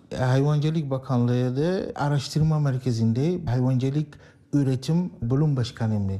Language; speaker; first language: Turkish; non-native, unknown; Arabic